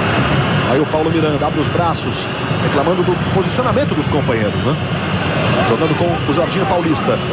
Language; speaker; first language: Portuguese; native; Portuguese